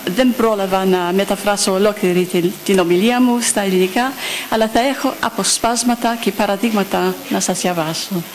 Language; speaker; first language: Greek; non-native, fluent; English